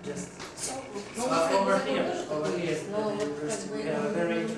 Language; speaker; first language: English; non-native, fluent; Russian